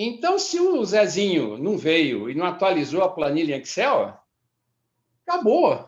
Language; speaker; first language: Portuguese; native; Portuguese